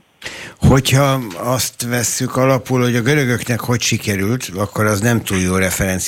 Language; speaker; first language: Hungarian; native; Hungarian